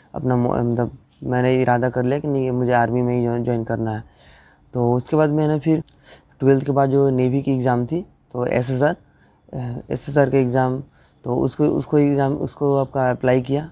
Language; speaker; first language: Hindi; non-native, local second language; Bangla